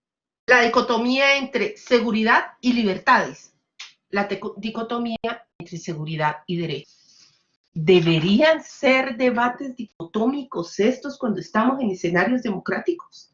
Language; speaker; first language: Spanish; native; Spanish